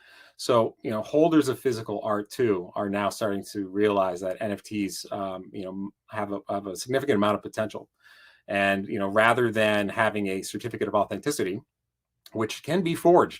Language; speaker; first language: English; native; English